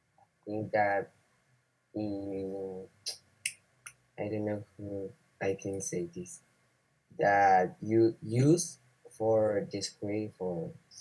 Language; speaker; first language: English; non-native, learner; Spanish